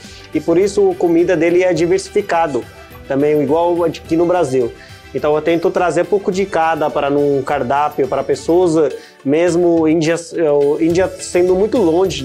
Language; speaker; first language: Portuguese; non-native, learner; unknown